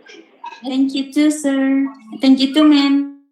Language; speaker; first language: English; non-native, learner; Indonesian